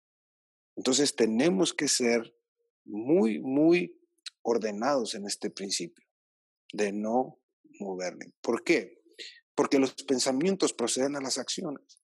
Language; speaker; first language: Spanish; native; Spanish